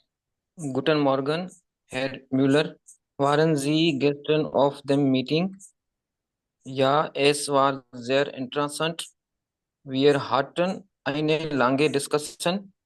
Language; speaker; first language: German; non-native, learner; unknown